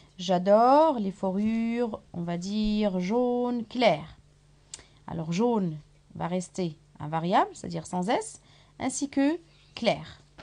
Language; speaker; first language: French; non-native, local second language; Arabic